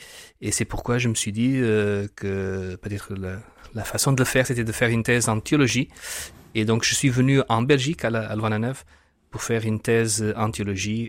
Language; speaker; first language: French; non-native, fluent; Portuguese